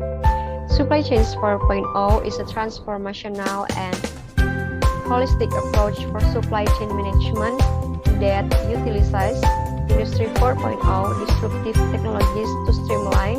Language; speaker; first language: English; non-native, learner; Indonesian